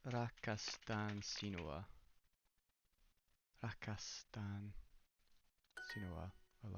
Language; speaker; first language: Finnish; non-native, learner; English